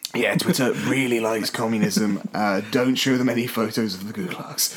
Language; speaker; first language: English; native; English